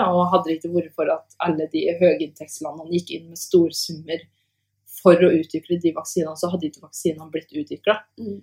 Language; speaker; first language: Norwegian; native; Norwegian